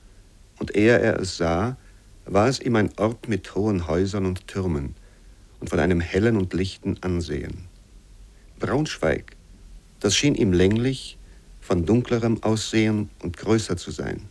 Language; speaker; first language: German; native; German